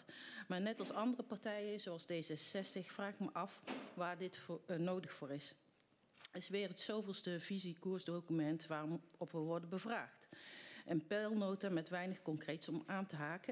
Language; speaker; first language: Dutch; native; Dutch